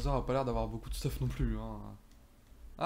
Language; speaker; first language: French; native; French